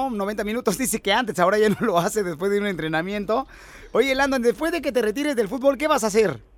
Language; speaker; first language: Spanish; native; Spanish